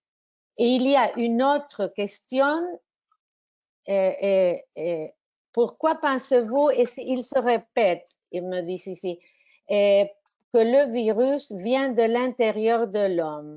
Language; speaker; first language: French; non-native, fluent; Spanish